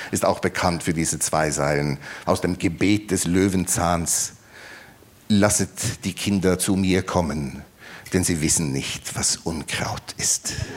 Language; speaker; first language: German; non-native, fluent; Norwegian